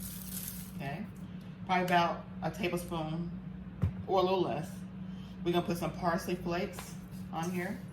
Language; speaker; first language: English; native; English